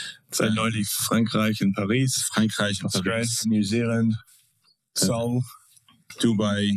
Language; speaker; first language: German; non-native, fluent; English